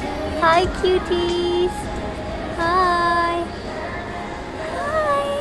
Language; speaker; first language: English; non-native, local second language; Urdu